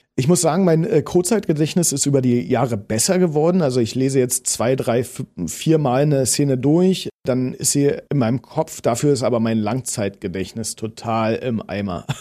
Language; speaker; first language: German; native; German